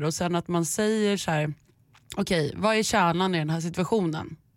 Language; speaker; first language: Swedish; native; Swedish